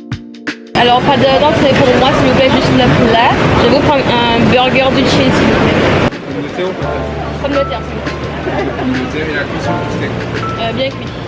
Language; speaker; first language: French; native; French